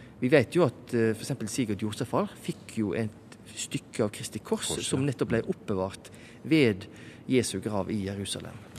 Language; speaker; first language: Norwegian; native; Norwegian